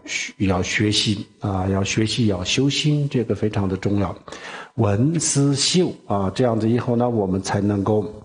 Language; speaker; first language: Chinese; non-native, local second language; Tibetan